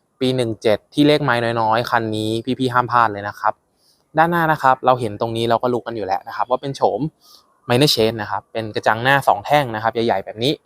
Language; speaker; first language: Thai; native; Thai